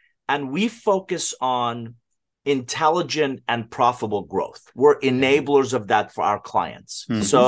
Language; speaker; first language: English; non-native, fluent; Persian